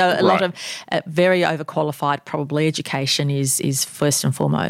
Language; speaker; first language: English; non-native, local second language; Armenian